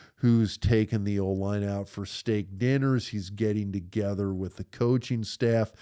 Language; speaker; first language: English; native; English